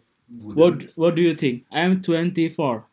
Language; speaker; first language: English; non-native, learner; Indonesian